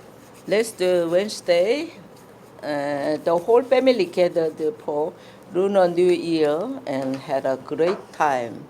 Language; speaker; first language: English; non-native, learner; Korean